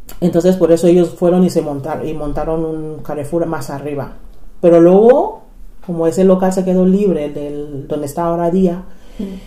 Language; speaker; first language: Spanish; non-native, fluent; English